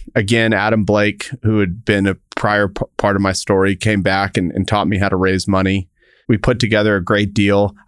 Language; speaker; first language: English; native; English